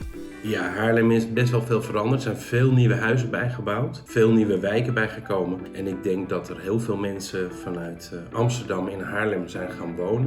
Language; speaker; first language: Dutch; native; Dutch